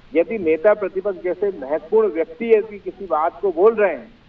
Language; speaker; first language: Hindi; native; Hindi